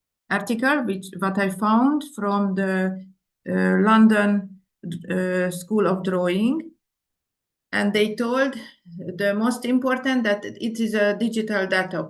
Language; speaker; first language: English; non-native, fluent; Indonesian